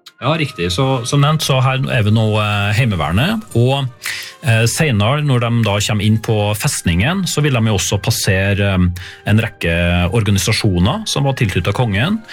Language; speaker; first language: Norwegian; native; Norwegian